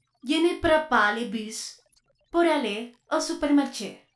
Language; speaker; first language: French; non-native, learner; Spanish